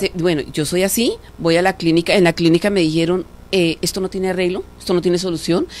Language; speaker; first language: Spanish; native; Spanish